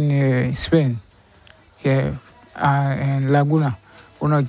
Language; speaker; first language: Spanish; non-native, learner; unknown